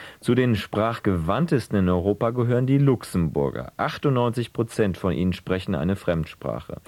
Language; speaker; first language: German; native; German